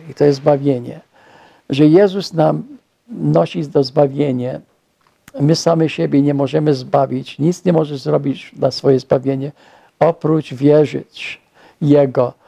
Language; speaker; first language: Polish; non-native, fluent; English